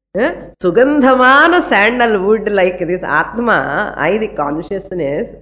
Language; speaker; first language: English; non-native, local second language; Tamil